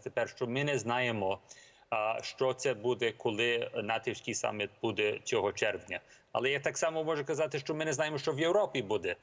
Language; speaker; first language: Ukrainian; early bilingual, heritage; Ukrainian